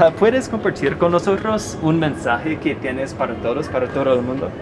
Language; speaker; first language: Spanish; non-native, learner; English